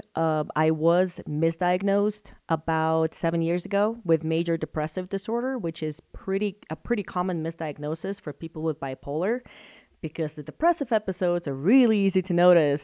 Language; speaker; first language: English; non-native, fluent; Russian